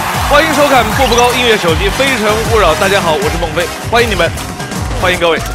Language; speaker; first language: Chinese; native; Chinese